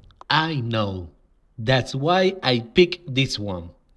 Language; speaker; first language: English; non-native, fluent; Spanish